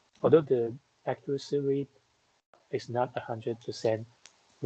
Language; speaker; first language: English; non-native, fluent; Chinese